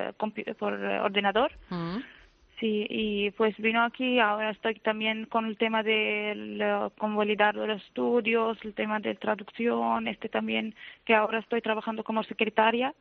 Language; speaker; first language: Spanish; non-native, fluent; Arabic